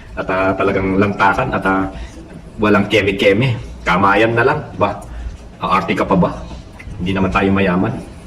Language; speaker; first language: Filipino; non-native, local second language; Pampanga